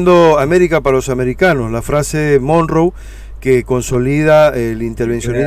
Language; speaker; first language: Spanish; native; Spanish